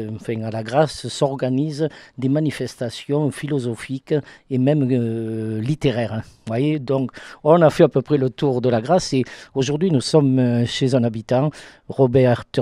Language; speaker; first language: French; native; French